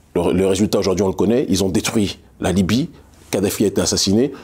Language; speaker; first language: French; native; French